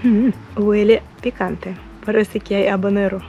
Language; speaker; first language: Spanish; non-native, learner; Russian